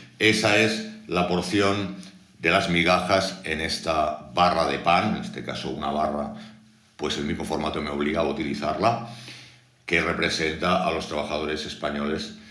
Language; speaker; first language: Spanish; native; Spanish